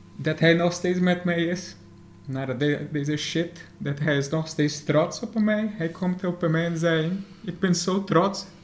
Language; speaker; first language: Dutch; non-native, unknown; Portuguese